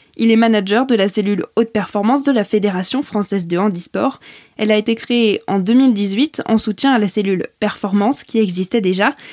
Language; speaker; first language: French; native; French